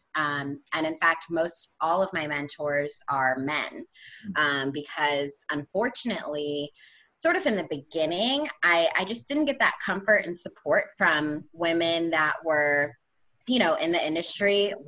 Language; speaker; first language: English; native; English